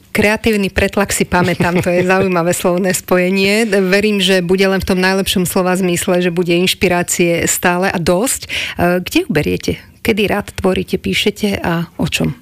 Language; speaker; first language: Slovak; native; Slovak